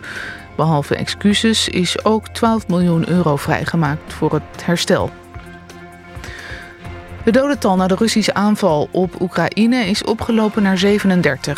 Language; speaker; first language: Dutch; native; Dutch